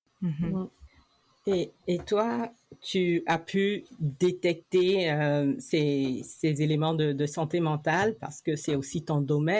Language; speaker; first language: French; native; French